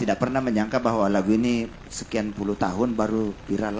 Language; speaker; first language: Indonesian; native; Indonesian